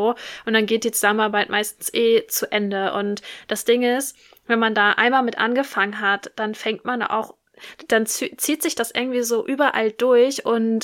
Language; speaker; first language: German; native; German